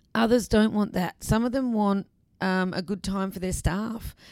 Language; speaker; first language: English; native; English